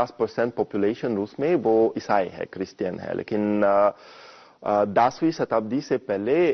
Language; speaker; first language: Hindi; non-native, fluent; Russian